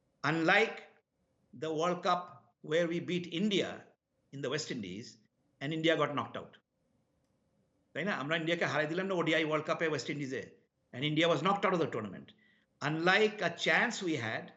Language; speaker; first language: English; non-native, local second language; Bangla